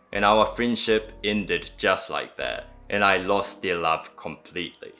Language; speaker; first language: English; early bilingual, other home language; Japanese